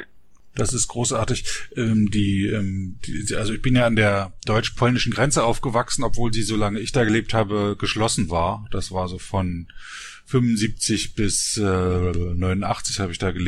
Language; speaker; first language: German; native; German